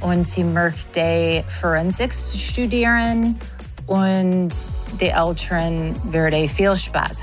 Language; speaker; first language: German; non-native, learner; English